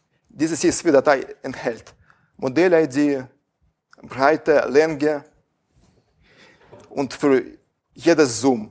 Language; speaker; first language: German; non-native, fluent; Russian